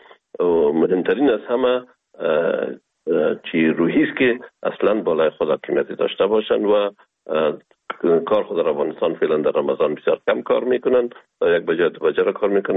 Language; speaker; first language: Persian; native; Persian